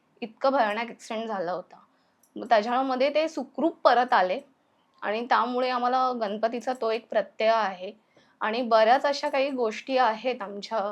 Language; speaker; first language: Marathi; native; Marathi